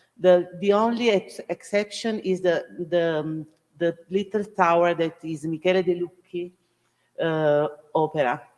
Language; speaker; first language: English; non-native, learner; Italian